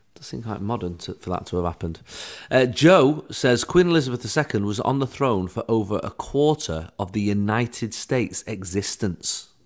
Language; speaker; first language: English; native; English